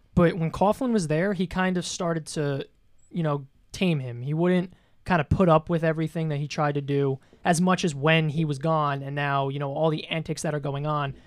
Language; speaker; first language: English; native; English